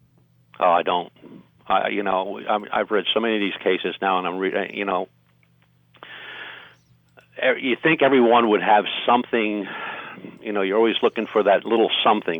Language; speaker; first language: English; native; English